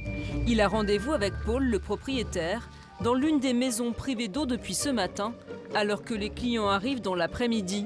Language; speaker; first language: French; native; French